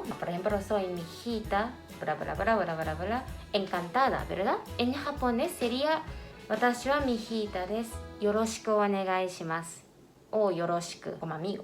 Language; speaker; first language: Spanish; non-native, fluent; Japanese